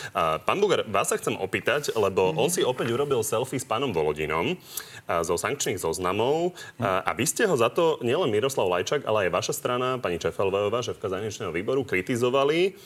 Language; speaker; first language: Slovak; native; Slovak